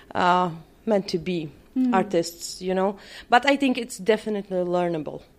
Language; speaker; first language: English; non-native, fluent; Czech